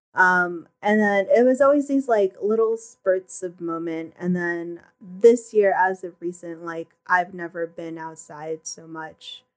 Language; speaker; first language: English; early bilingual, other home language; Filipino